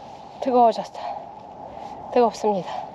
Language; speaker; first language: Korean; non-native, fluent; Russian